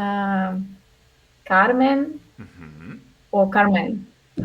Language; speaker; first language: English; non-native, learner; Russian